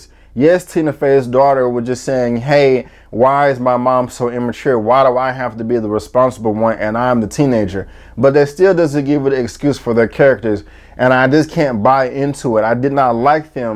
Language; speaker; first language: English; native; English